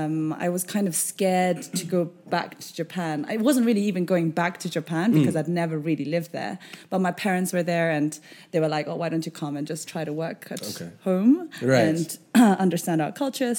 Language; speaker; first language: English; non-native, local second language; Japanese